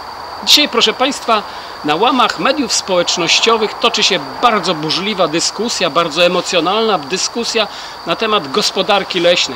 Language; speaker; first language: Polish; native; Polish